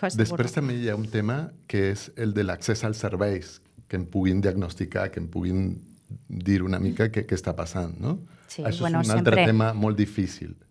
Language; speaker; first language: Catalan; non-native, local second language; Spanish